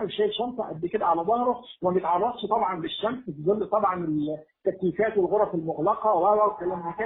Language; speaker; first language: Arabic; native; Arabic